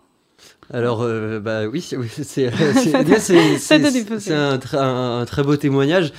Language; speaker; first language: French; native; French